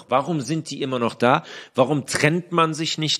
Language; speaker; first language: German; native; German